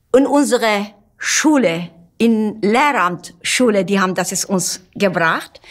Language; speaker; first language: German; non-native, fluent; Turkish